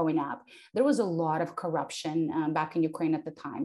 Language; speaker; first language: English; non-native, fluent; Ukrainian